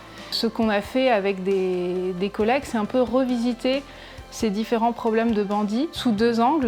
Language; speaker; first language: French; native; French